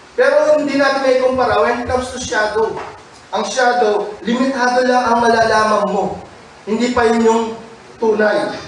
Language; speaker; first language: Filipino; native; Filipino